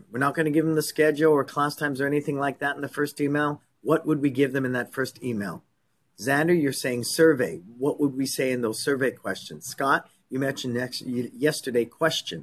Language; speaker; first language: English; native; English